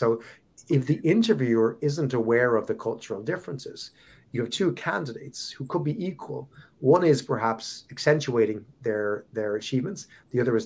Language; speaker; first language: English; native; English